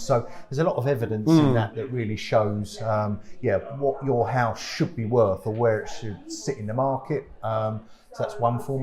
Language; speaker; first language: English; native; English